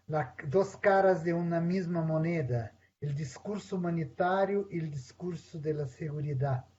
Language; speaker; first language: Spanish; non-native, fluent; Portuguese